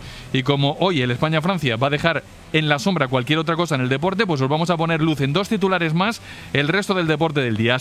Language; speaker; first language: Spanish; native; Spanish